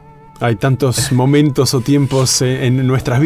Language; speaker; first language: Spanish; native; Spanish